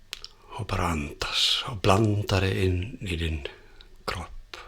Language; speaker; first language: Swedish; non-native, fluent; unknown